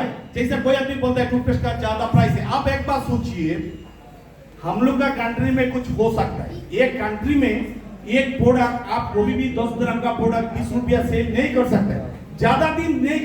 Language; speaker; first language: Hindi; non-native, local second language; Bangla